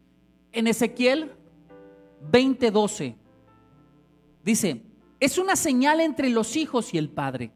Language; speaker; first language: Spanish; native; Spanish